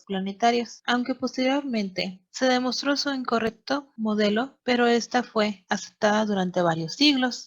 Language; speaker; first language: Spanish; native; Spanish